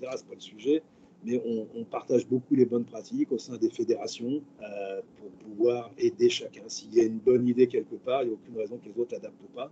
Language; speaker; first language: French; native; French